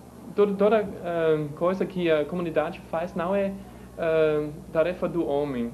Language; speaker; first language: Portuguese; non-native, fluent; German